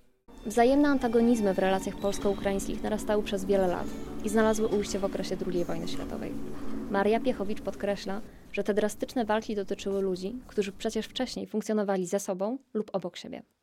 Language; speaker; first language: Polish; native; Polish